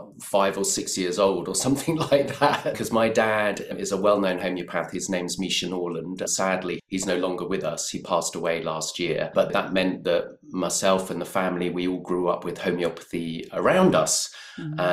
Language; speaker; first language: English; native; English